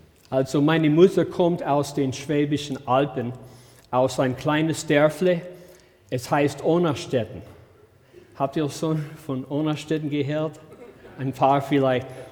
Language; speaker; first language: German; early bilingual, heritage; German